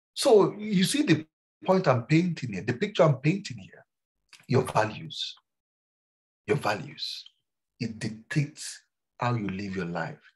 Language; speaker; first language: English; non-native, local second language; Yoruba